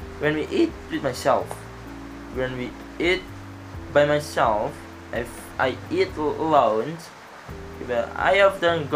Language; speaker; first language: English; non-native, learner; Indonesian